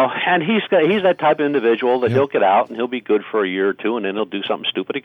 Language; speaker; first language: English; native; English